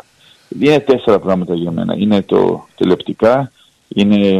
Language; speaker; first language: Greek; early bilingual, heritage; Greek